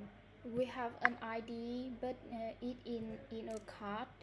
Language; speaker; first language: English; non-native, learner; Vietnamese